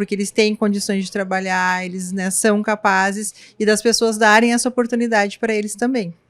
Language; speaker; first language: Portuguese; native; Portuguese